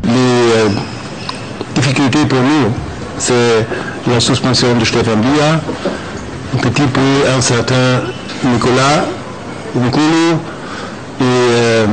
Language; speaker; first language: French; non-native, fluent; German